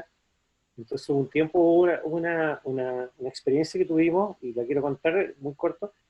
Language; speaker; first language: Spanish; native; Spanish